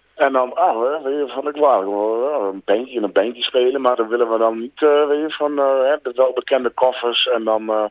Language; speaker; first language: Dutch; native; Dutch